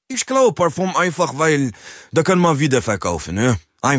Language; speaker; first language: German; non-native, learner; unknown